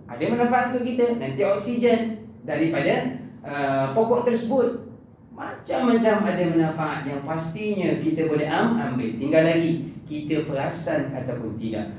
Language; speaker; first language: Malay; native; Malay